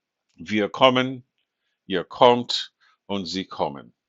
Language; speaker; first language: German; non-native, fluent; English